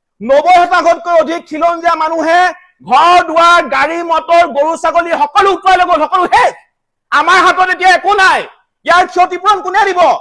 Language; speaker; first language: Assamese; native; Assamese